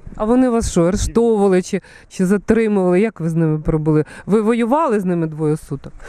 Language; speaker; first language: Ukrainian; native; Ukrainian